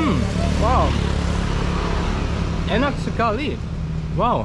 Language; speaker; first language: Indonesian; non-native, learner; German